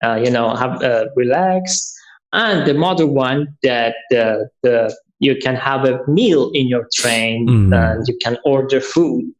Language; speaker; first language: English; non-native, learner; Persian